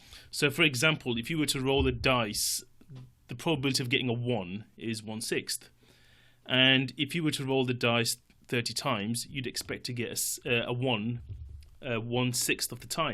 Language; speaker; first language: English; native; English